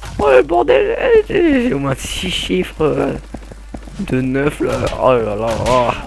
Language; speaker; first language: French; native; French